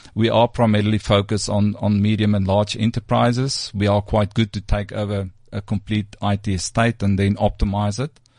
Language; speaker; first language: English; non-native, local second language; Afrikaans